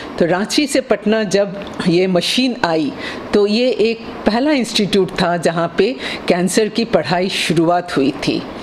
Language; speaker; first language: Hindi; non-native, local second language; Bangla